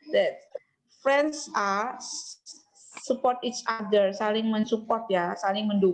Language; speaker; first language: English; non-native, learner; Indonesian